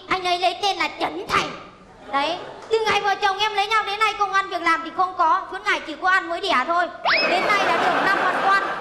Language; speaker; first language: Vietnamese; non-native, local second language; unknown